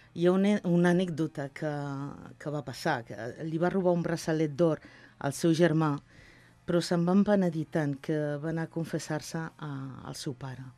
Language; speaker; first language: Catalan; non-native, local second language; Spanish